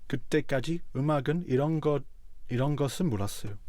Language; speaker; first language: Korean; non-native, fluent; English